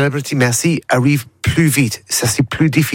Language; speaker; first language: French; non-native, learner; English